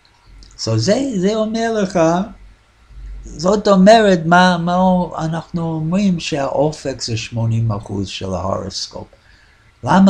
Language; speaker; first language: Hebrew; non-native, fluent; English